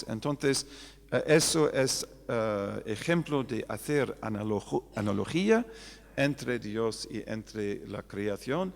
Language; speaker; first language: Spanish; non-native, fluent; English